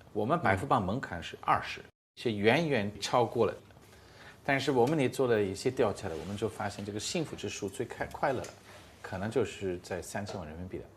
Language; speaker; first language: Chinese; non-native, fluent; English